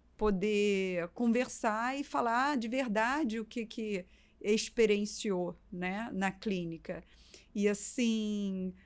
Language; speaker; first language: Portuguese; native; Portuguese